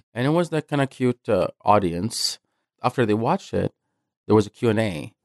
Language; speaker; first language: English; non-native, fluent; Arabic